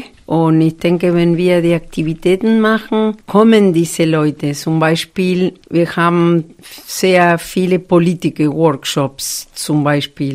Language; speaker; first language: German; non-native, fluent; Spanish